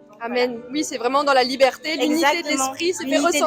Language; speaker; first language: French; native; French